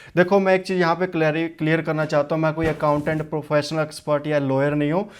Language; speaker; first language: Hindi; native; Hindi